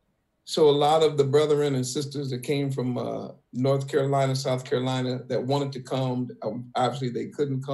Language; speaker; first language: English; native; English